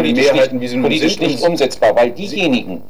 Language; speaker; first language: German; native; German